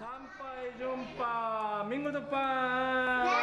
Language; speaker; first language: Korean; native; Korean